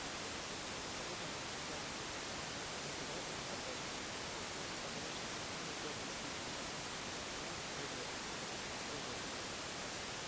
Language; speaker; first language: Russian; native; Russian